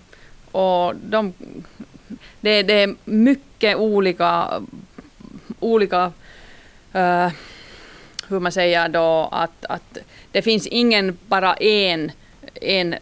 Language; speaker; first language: Swedish; non-native, local second language; Finnish